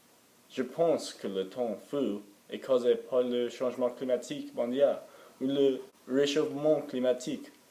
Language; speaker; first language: French; non-native, learner; English